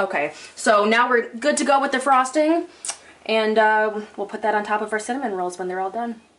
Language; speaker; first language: English; native; English